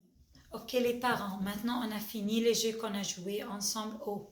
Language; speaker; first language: French; non-native, fluent; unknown